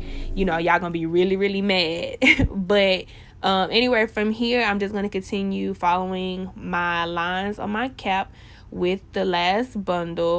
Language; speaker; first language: English; native; English